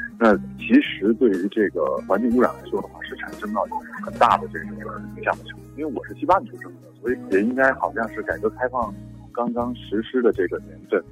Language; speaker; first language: Chinese; native; Chinese